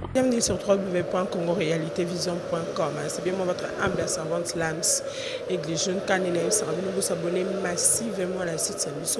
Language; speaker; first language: French; non-native, local second language; Lingala